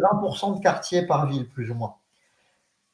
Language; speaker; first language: French; native; French